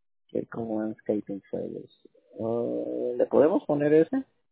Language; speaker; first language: Spanish; native; Spanish